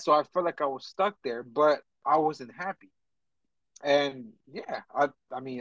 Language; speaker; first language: English; early bilingual, other home language; Spanish